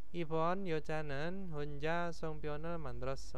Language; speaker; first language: Korean; non-native, fluent; Indonesian